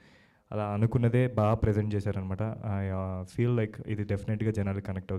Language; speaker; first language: Telugu; native; Telugu